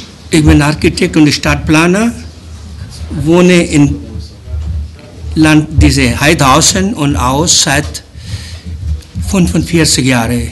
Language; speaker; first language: German; early bilingual, other home language; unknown